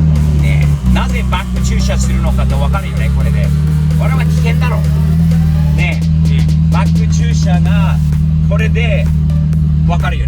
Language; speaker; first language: Japanese; non-native, fluent; English